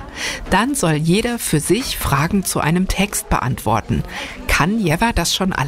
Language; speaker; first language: German; native; German